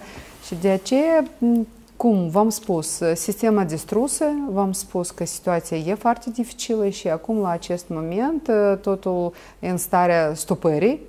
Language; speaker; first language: Romanian; non-native, local second language; Russian